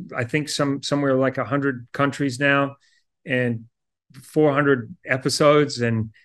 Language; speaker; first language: English; native; English